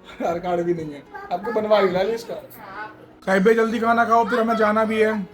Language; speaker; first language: Hindi; native; Hindi